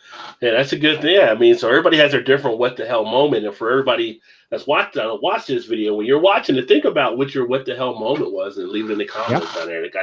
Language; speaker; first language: English; native; English